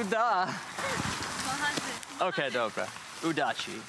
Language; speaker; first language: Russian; non-native, learner; English